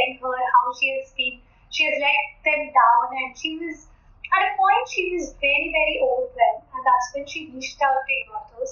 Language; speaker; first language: English; non-native, local second language; Hindi